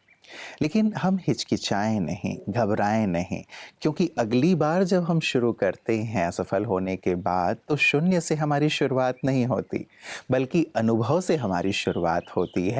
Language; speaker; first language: Hindi; native; Hindi